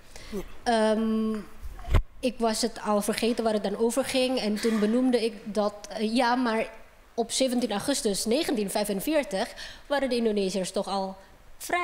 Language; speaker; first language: Dutch; non-native, fluent; Indonesian